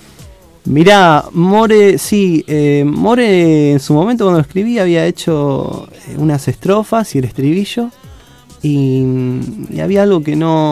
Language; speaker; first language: Spanish; native; Spanish